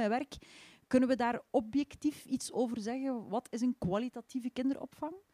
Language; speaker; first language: Dutch; native; Dutch